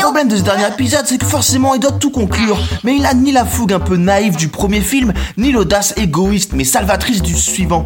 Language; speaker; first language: French; native; French